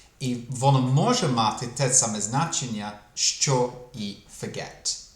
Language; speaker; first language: Ukrainian; non-native, fluent; English